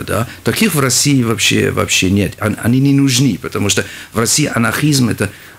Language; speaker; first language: Russian; non-native, fluent; German